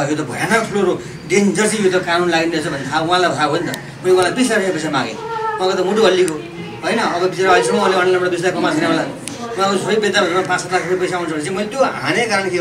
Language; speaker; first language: Nepali; native; Nepali